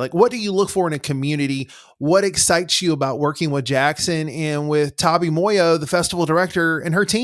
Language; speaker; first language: English; native; English